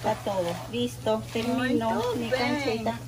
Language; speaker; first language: Spanish; native; Spanish